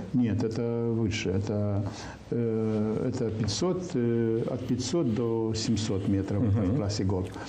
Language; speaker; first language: Russian; non-native, local second language; Romanian